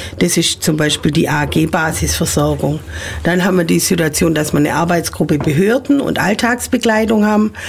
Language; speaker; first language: German; native; German